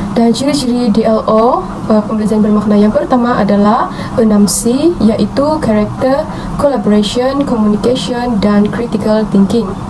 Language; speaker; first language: Malay; non-native, local second language; Central Dusun